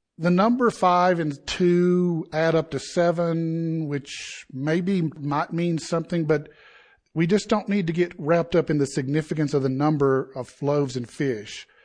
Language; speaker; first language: English; native; English